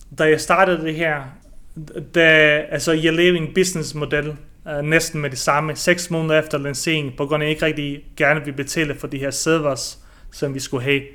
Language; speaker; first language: Danish; early bilingual, other home language; Bosnian